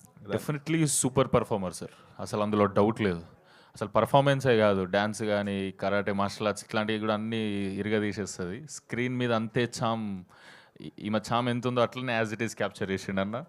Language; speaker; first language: Telugu; native; Telugu